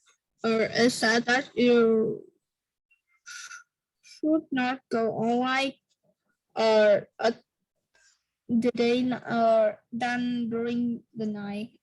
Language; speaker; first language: English; non-native, learner; Vietnamese